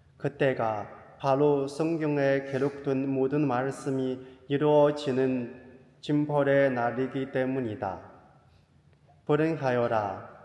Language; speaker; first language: Korean; non-native, fluent; Chinese